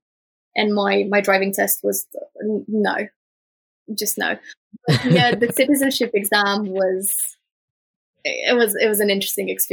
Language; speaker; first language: English; early bilingual, other home language; Romanian